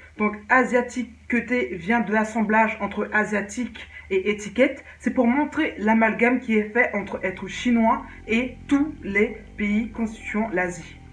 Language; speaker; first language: French; native; French